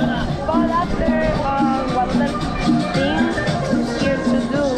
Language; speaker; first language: English; non-native, learner; Spanish